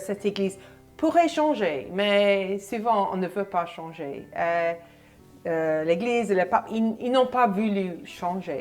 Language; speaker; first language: French; non-native, fluent; English